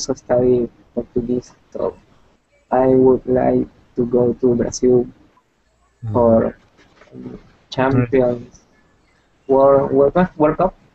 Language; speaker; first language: English; non-native, learner; Spanish